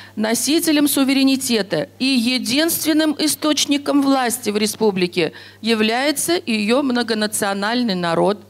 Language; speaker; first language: Russian; non-native, local second language; Tatar